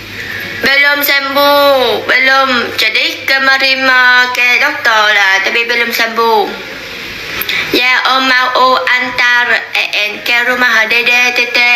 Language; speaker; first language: Indonesian; non-native, learner; Vietnamese